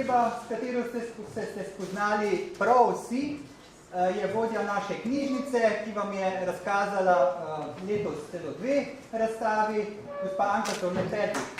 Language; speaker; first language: Slovenian; native; Slovenian